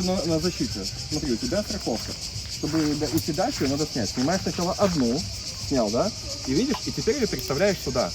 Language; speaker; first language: Russian; native; Russian